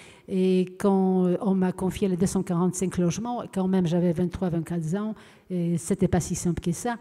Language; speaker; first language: French; non-native, fluent; Polish